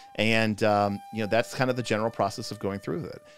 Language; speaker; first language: English; native; English